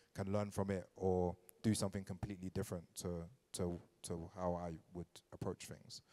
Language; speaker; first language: English; native; English